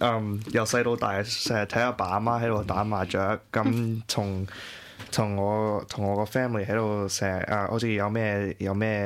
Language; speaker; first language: Chinese; early bilingual, heritage; Cantonese